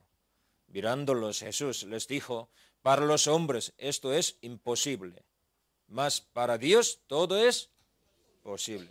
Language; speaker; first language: Spanish; non-native, learner; Korean